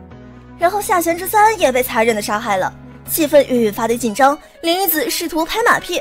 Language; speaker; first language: Chinese; native; Chinese